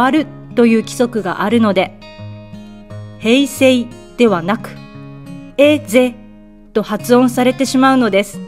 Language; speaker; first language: Japanese; native; Japanese